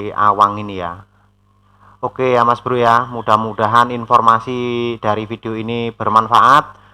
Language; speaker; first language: Indonesian; native; Indonesian